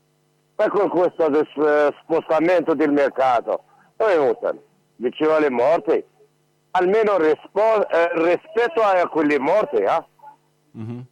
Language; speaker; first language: Italian; non-native, learner; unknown